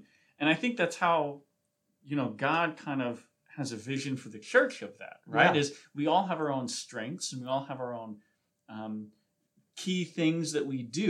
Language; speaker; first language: English; native; English